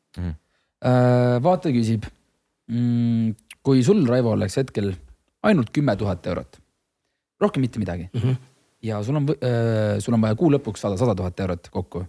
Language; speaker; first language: Estonian; native; Estonian